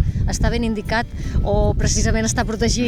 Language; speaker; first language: Catalan; native; Catalan